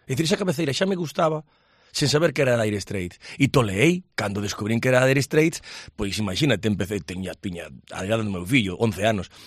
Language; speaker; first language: Galician; native; Galician